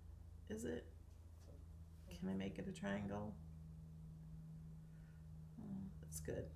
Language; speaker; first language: English; native; English